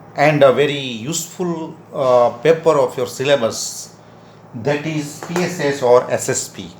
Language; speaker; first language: English; non-native, local second language; Gujarati